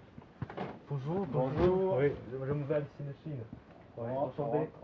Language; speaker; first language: French; non-native, learner; Chinese